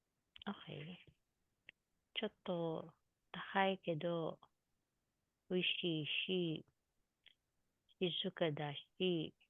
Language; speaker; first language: Japanese; non-native, learner; Filipino